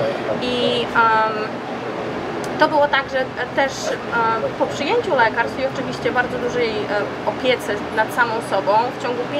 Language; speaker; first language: Polish; native; Polish